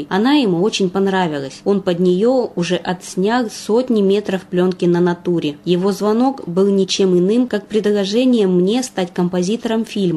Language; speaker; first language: Russian; native; Russian